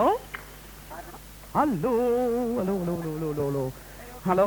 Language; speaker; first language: Dutch; native; Dutch